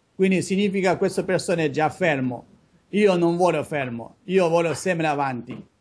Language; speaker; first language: Italian; non-native, fluent; Chinese